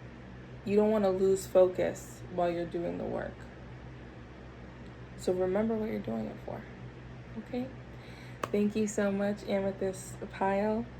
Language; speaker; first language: English; native; English